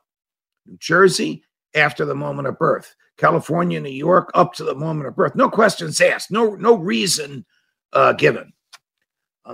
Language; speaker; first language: English; native; English